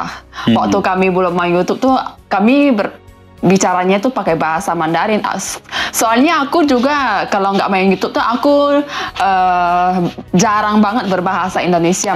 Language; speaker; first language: Indonesian; native; Indonesian